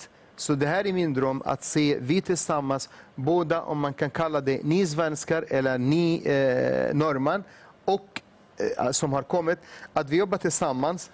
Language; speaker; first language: Swedish; non-native, fluent; Arabic